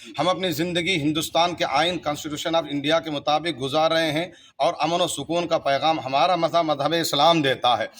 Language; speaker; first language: Urdu; native; Urdu